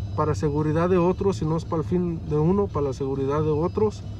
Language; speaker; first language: Spanish; early bilingual, heritage; Spanish